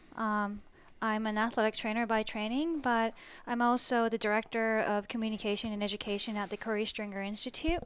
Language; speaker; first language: English; early bilingual, other home language; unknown